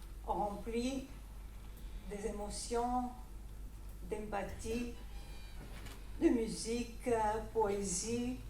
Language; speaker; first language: French; non-native, fluent; Greek